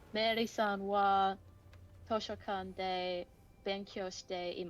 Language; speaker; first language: Japanese; non-native, learner; English